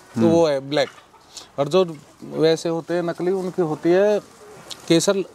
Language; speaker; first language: Hindi; native; Hindi